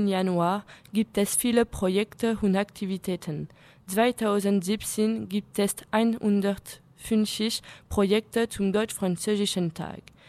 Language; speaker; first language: German; non-native, learner; French